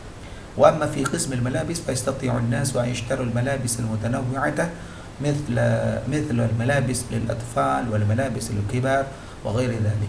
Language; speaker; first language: Arabic; non-native, fluent; Indonesian